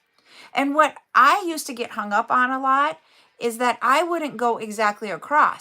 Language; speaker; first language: English; native; English